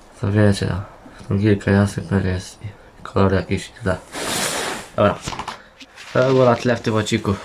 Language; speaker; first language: Polish; native; Polish